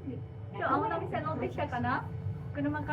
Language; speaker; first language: Japanese; native; Japanese